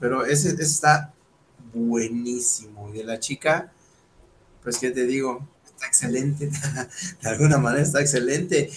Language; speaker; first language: Spanish; native; Spanish